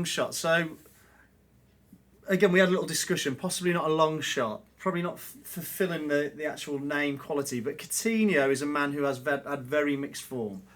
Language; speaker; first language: English; native; English